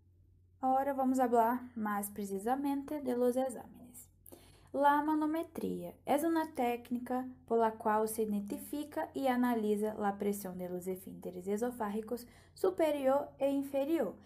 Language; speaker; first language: Portuguese; non-native, learner; Spanish